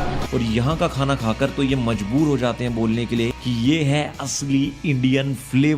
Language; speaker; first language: Hindi; native; Hindi